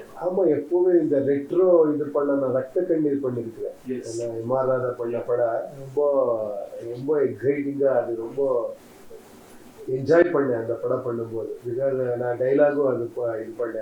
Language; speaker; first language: Tamil; non-native, learner; Kannada